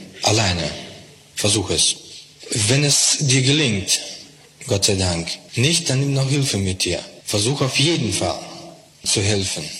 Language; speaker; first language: German; non-native, fluent; Russian